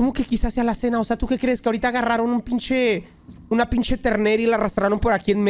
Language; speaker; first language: Spanish; native; Spanish